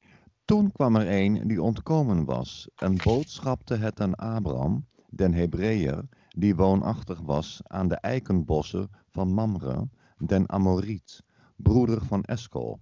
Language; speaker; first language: Dutch; native; Dutch